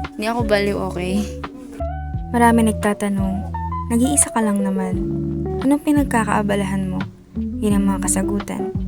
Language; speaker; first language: Filipino; native; Filipino